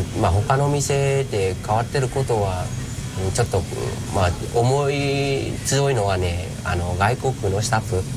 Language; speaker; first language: Japanese; non-native, fluent; Vietnamese